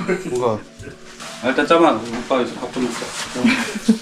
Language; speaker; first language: Korean; native; Korean